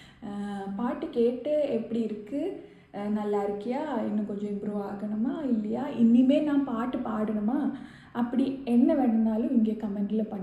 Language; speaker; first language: Tamil; non-native, learner; Malayalam